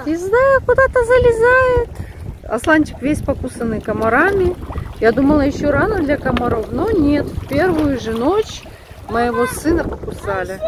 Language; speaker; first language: Russian; native; Russian